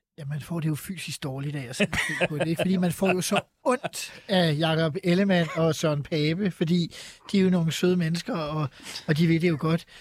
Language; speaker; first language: Danish; native; Danish